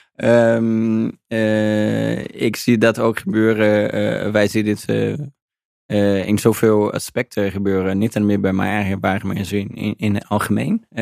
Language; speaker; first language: Dutch; non-native, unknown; Portuguese